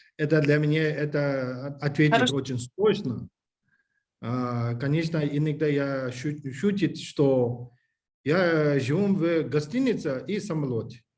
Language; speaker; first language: Russian; non-native, learner; English